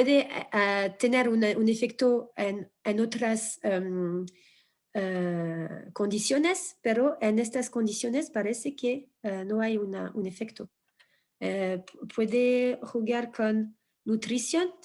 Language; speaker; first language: Spanish; non-native, fluent; French